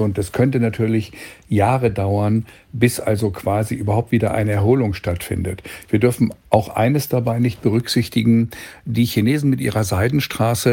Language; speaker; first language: German; native; German